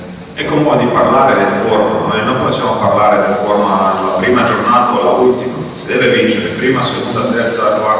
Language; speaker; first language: Italian; non-native, fluent; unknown